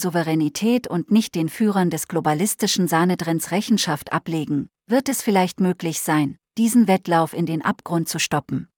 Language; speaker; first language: German; native; German